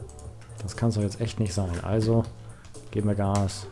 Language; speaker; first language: German; native; German